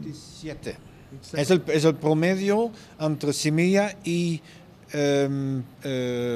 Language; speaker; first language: Spanish; non-native, fluent; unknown